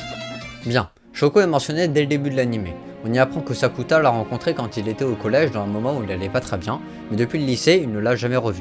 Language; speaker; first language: French; native; French